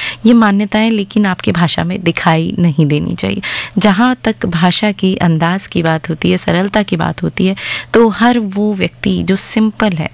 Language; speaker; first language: Hindi; native; Hindi